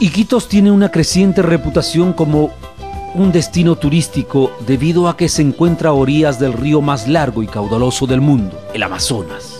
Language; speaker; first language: Spanish; native; Spanish